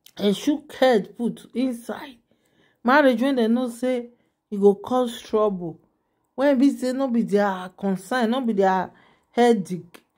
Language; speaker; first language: Nigerian Pidgin; non-native, local second language; Yoruba